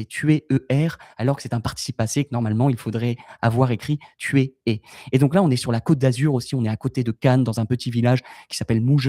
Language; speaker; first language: French; native; French